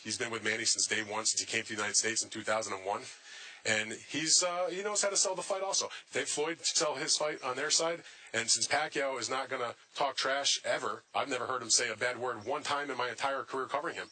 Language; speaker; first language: English; native; English